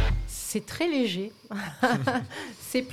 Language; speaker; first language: French; native; French